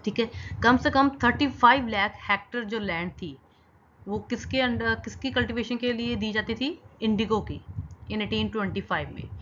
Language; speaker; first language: Hindi; non-native, local second language; Punjabi